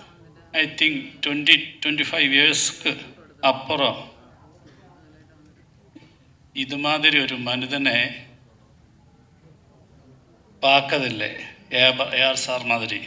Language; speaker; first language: Tamil; non-native, learner; Malayalam